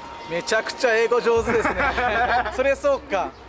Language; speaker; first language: Japanese; native; Japanese